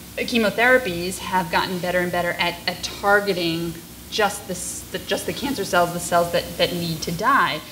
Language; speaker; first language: English; native; English